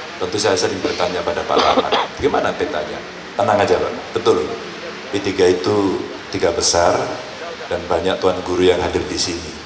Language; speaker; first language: Indonesian; native; Indonesian